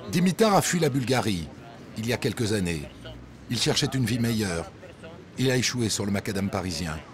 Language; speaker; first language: French; native; French